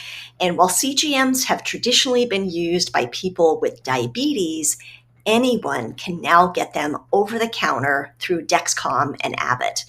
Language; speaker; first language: English; native; English